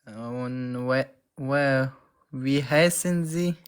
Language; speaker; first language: German; non-native, learner; Pashto